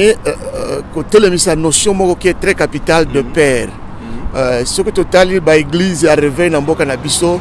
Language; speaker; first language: French; non-native, local second language; Lingala